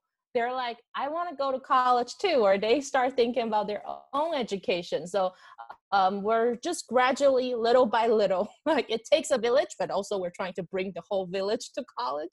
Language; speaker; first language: English; non-native, fluent; Chinese